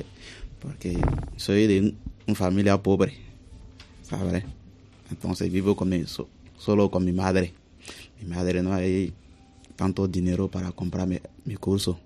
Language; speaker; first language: Spanish; non-native, learner; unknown